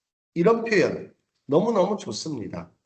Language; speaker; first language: Korean; native; Korean